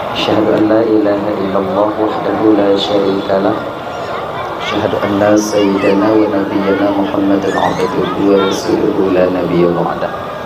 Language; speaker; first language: Malay; non-native, local second language; Achinese